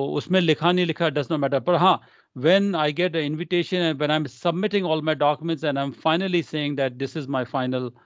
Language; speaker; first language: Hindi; non-native, local second language; Punjabi